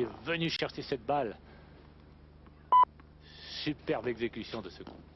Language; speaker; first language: French; native; French